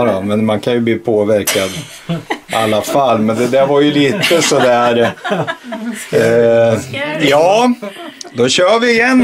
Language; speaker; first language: Swedish; native; Swedish